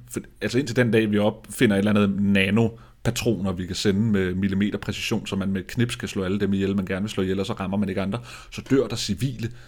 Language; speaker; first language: Danish; native; Danish